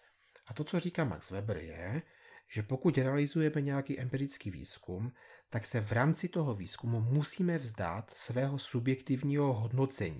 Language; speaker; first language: Czech; native; Czech